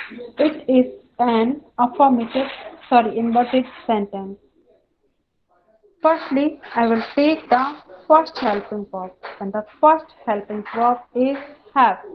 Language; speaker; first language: English; non-native, learner; Hindi